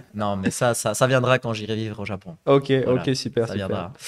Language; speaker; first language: French; native; French